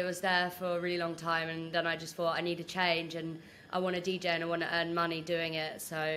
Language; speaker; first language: English; native; English